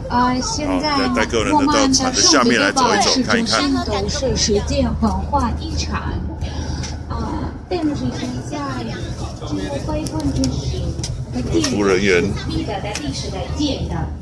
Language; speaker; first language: Chinese; non-native, fluent; Russian